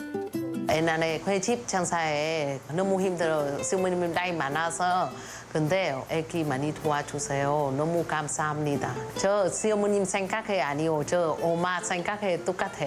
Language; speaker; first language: Korean; non-native, learner; Vietnamese